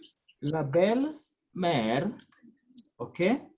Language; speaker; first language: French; non-native, fluent; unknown